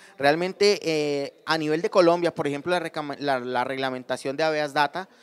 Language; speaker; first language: Spanish; native; Spanish